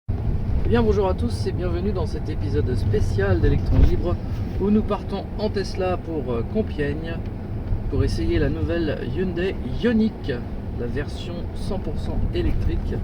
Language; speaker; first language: French; native; French